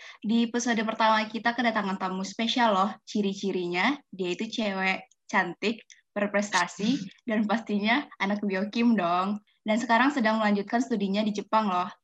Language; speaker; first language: Indonesian; native; Indonesian